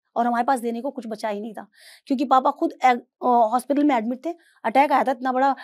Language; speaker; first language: Hindi; native; Hindi